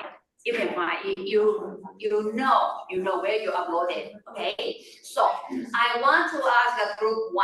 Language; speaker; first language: English; non-native, fluent; Chinese